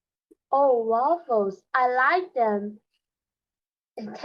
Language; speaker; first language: English; non-native, learner; Chinese